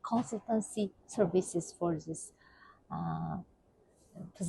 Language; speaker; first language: English; non-native, fluent; Kazakh